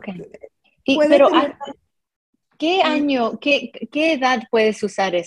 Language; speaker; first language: Spanish; non-native, fluent; English